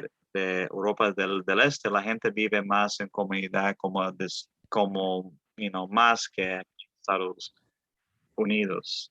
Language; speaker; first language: Spanish; early bilingual, other home language; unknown